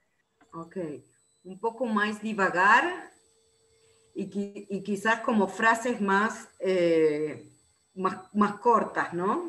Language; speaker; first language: Portuguese; non-native, learner; Spanish